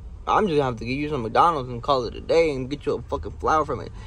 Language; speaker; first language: English; early bilingual, other home language; Spanish